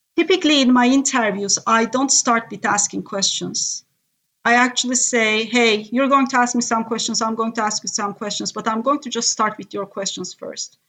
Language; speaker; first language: English; non-native, fluent; Turkish